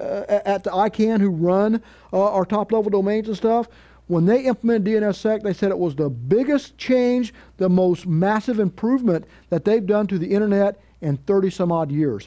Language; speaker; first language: English; native; English